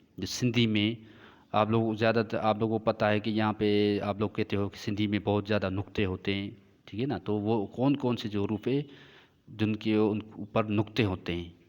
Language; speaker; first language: Urdu; non-native, local second language; Sindhi